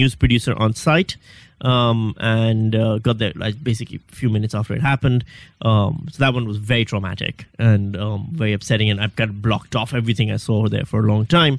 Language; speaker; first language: English; non-native, local second language; Urdu